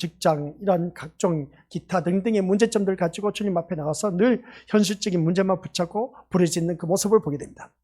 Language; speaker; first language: Korean; native; Korean